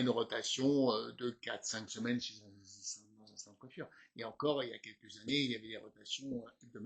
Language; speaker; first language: French; native; French